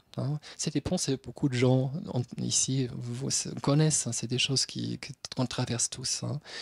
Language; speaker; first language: French; non-native, fluent; German